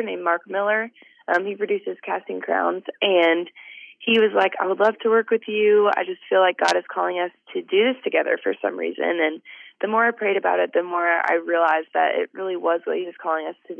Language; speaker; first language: English; native; English